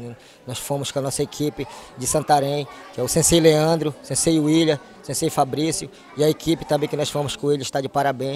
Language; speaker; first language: Portuguese; native; Portuguese